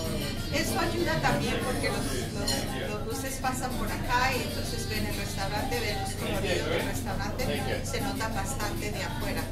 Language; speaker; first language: Spanish; early bilingual, other home language; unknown